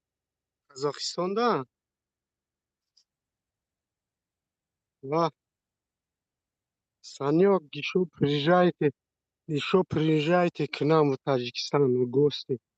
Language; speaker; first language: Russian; non-native, learner; Tajik